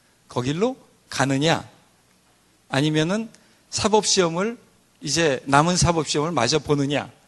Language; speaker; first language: Korean; native; Korean